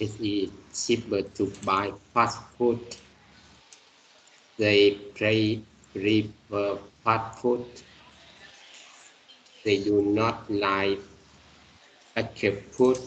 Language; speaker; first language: English; non-native, learner; Vietnamese